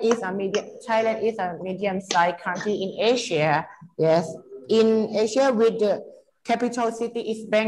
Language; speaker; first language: English; non-native, learner; Thai